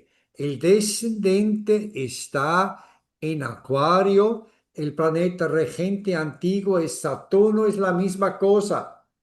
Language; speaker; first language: Spanish; non-native, fluent; German